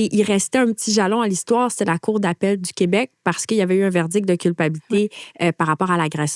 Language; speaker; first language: French; native; French